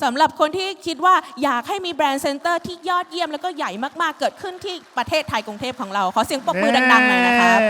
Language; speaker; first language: Thai; native; Thai